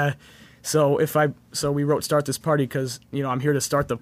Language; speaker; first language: English; native; English